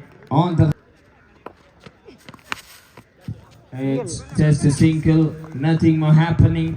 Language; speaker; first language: English; non-native, local second language; Malayalam